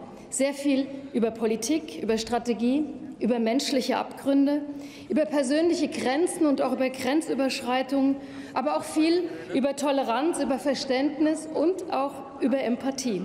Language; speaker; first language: German; native; German